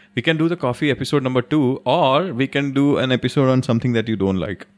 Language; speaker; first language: English; non-native, local second language; Hindi